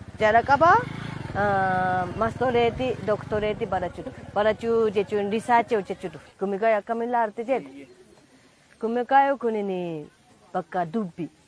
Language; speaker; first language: Oromo; non-native, fluent; Japanese